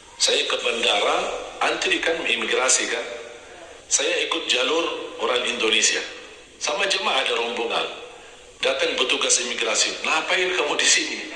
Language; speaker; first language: Indonesian; non-native, fluent; Arabic